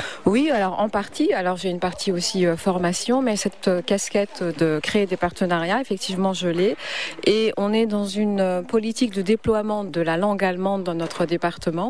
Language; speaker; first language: French; native; French